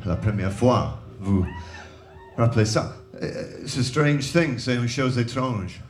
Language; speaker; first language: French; non-native, learner; English